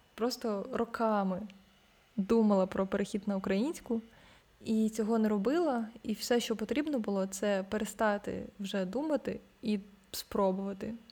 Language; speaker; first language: Ukrainian; non-native, local second language; Russian